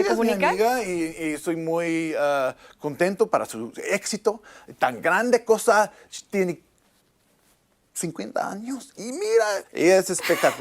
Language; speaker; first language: Spanish; non-native, learner; English